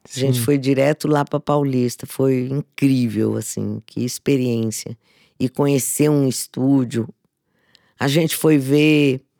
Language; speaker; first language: Portuguese; native; Portuguese